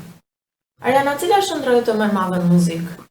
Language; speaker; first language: Albanian; native; Albanian